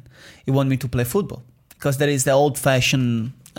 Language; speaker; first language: English; non-native, fluent; Italian